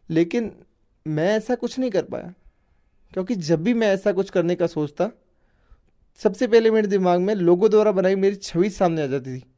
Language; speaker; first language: Hindi; native; Hindi